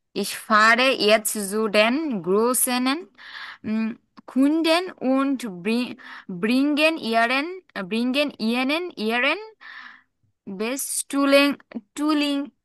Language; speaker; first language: German; non-native, learner; Bangla